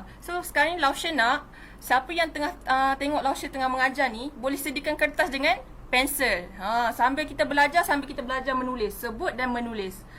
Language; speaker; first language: Malay; native; Malay